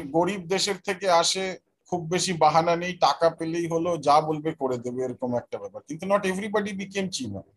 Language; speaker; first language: Bangla; native; Bangla